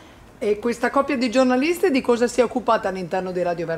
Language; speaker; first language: Italian; native; Italian